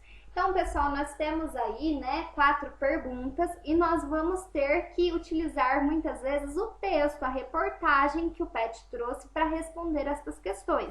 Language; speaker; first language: Portuguese; native; Portuguese